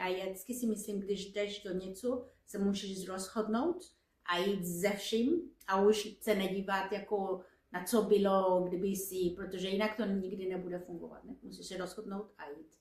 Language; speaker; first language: Czech; non-native, fluent; Spanish